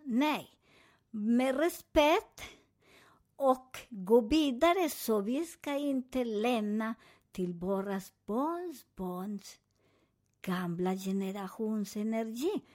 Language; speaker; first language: Swedish; non-native, fluent; Spanish